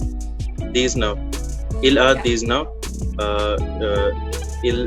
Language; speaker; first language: French; non-native, learner; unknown